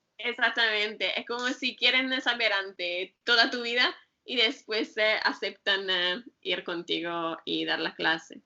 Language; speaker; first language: Spanish; non-native, fluent; Italian